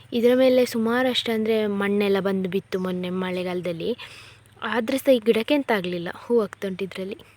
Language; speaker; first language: Kannada; non-native, local second language; Tulu